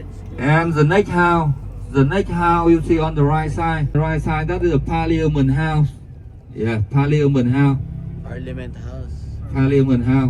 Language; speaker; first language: English; non-native, fluent; Vietnamese